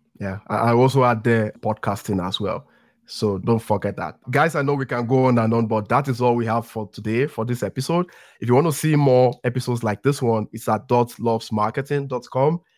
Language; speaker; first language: English; non-native, local second language; Yoruba